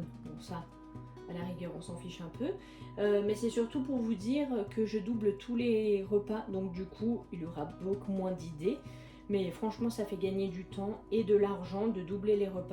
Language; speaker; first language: French; native; French